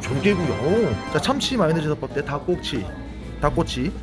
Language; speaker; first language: Korean; native; Korean